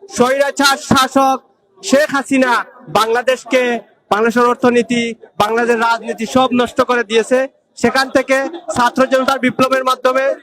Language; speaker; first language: Bangla; native; Bangla